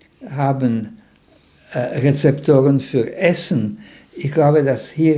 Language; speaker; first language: German; non-native, fluent; Slovak